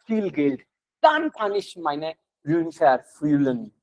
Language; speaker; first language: German; non-native, learner; Hindi